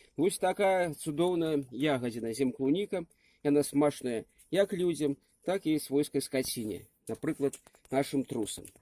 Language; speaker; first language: Belarusian; native; Belarusian